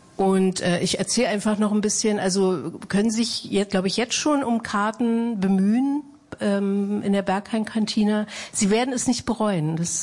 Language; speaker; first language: German; native; German